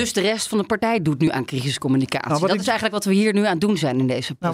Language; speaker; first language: Dutch; native; Dutch